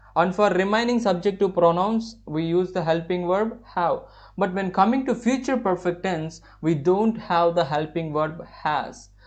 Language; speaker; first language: English; non-native, local second language; Telugu